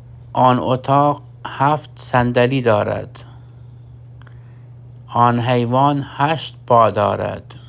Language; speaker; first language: Persian; non-native, fluent; Urdu